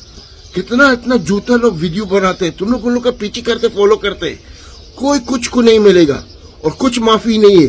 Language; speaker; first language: Hindi; non-native, fluent; Arabic